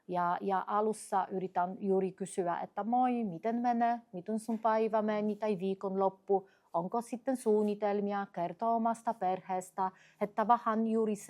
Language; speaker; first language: Finnish; non-native, fluent; Polish